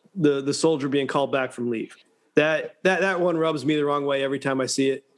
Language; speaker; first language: English; native; English